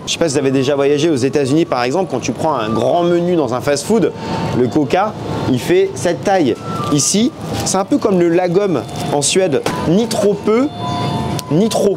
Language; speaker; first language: French; native; French